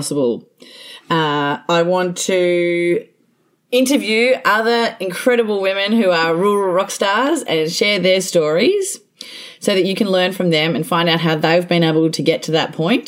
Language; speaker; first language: English; native; English